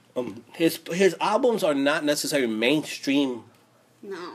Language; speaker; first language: English; native; English